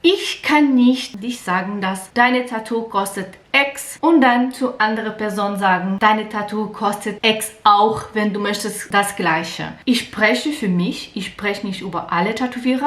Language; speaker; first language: German; non-native, learner; Portuguese